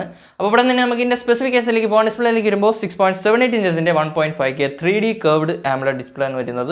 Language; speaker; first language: Malayalam; native; Malayalam